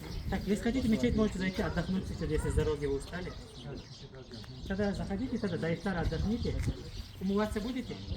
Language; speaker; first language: Russian; non-native, local second language; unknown